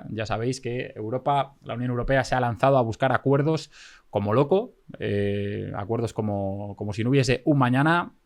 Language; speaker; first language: Spanish; native; Spanish